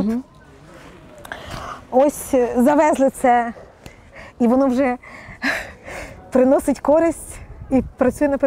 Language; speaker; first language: Ukrainian; non-native, local second language; Russian